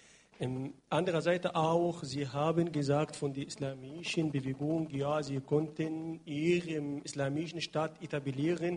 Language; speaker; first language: German; non-native, learner; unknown